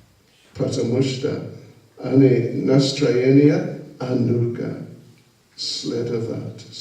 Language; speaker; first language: Russian; non-native, learner; English